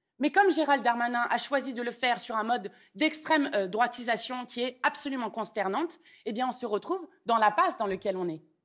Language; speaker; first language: French; native; French